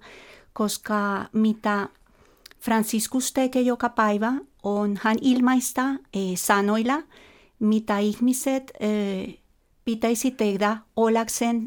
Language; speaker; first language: Finnish; non-native, fluent; Spanish